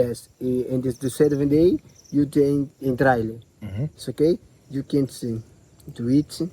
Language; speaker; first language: English; non-native, learner; Portuguese